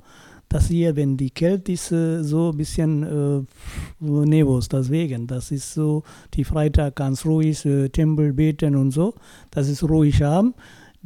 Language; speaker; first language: German; non-native, learner; Tamil